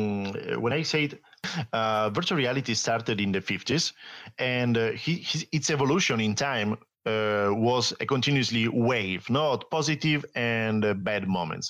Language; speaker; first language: English; non-native, fluent; Italian